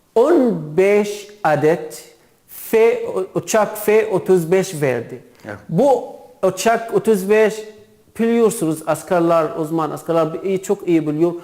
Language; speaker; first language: Turkish; non-native, learner; Arabic